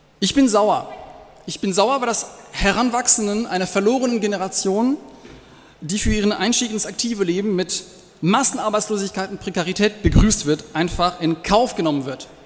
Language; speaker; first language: German; non-native, fluent; French